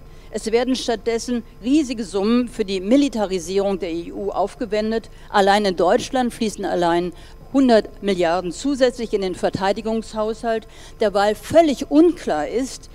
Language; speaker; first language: German; native; German